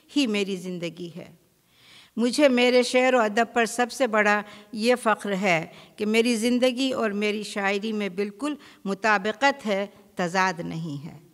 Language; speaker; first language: Urdu; native; Urdu